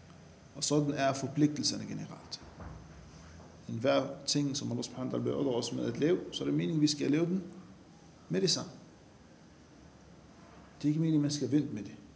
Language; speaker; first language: Danish; non-native, fluent; Arabic